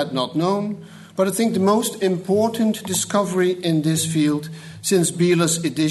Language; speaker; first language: English; non-native, fluent; Dutch